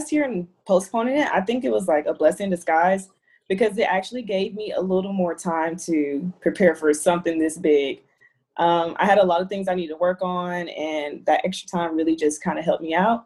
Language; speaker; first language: English; native; English